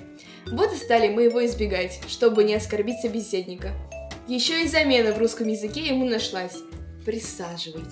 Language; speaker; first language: Russian; native; Russian